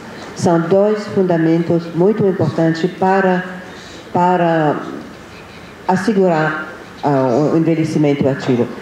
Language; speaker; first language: Portuguese; non-native, fluent; English